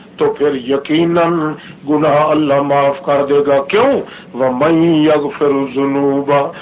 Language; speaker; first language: Urdu; non-native, local second language; Saraiki